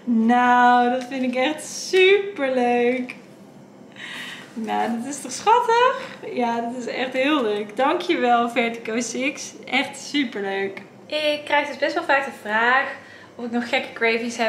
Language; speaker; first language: Dutch; native; Dutch